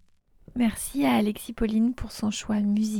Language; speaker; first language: French; native; French